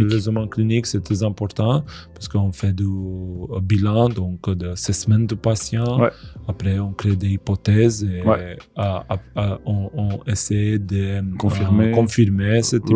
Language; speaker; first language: French; non-native, fluent; Romanian